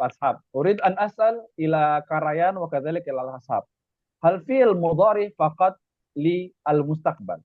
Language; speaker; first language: Arabic; non-native, fluent; Indonesian